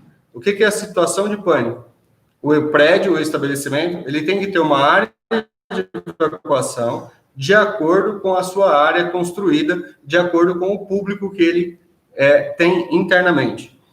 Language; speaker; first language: Portuguese; native; Portuguese